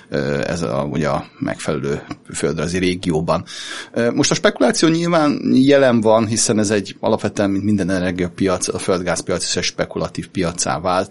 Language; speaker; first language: Hungarian; native; Hungarian